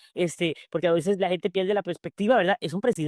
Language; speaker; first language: Spanish; native; Spanish